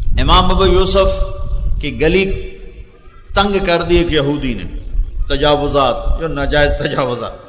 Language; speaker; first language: Urdu; non-native, local second language; Punjabi